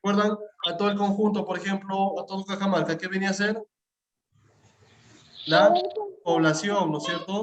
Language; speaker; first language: Spanish; native; Spanish